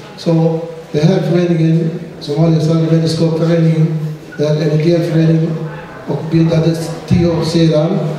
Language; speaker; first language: Swedish; non-native, fluent; Somali